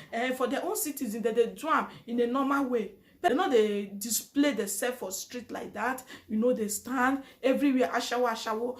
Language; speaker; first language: Nigerian Pidgin; native; Nigerian Pidgin